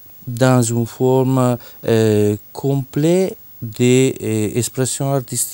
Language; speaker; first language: French; non-native, fluent; Italian